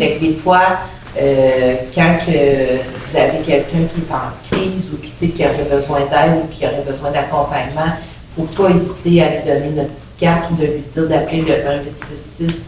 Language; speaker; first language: French; native; French